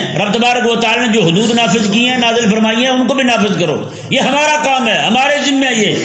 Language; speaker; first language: Urdu; non-native, local second language; Punjabi